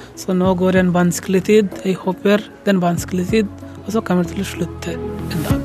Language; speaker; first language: Norwegian; non-native, learner; Bangla